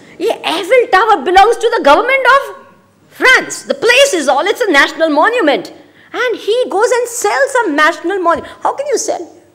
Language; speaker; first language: English; non-native, local second language; Gujarati